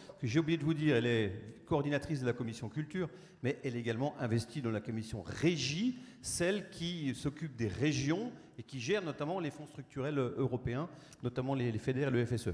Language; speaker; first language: French; native; French